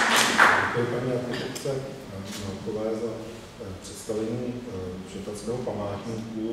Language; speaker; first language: Czech; native; Czech